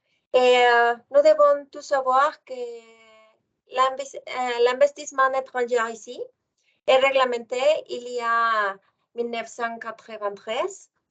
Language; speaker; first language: French; non-native, fluent; Spanish